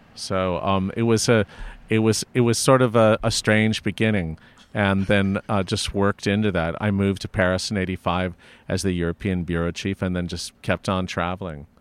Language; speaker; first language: English; native; English